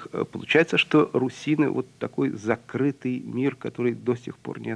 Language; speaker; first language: Russian; native; Russian